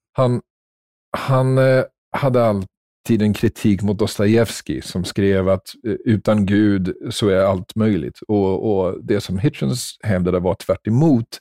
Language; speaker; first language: Swedish; non-native, fluent; English